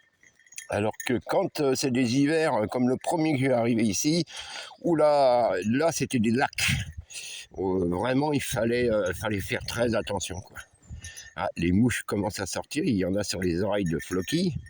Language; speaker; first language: French; native; French